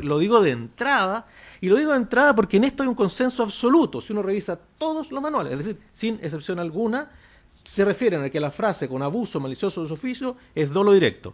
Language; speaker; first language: Spanish; native; Spanish